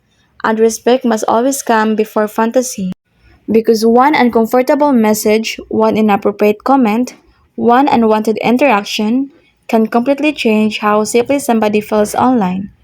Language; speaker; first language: English; non-native, local second language; Filipino